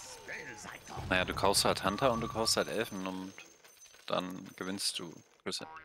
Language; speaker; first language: German; native; German